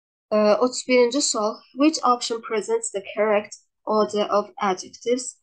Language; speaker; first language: English; non-native, fluent; Azerbaijani